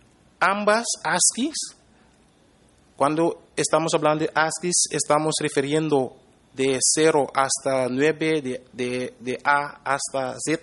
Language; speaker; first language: Spanish; non-native, fluent; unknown